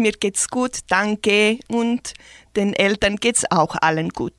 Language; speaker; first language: German; early bilingual, heritage; German